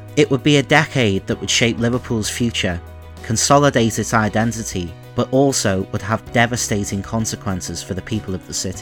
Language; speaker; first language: English; native; English